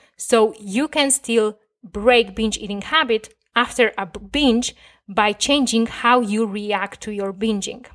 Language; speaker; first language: English; non-native, fluent; Polish